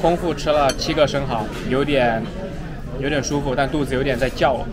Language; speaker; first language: Chinese; native; Chinese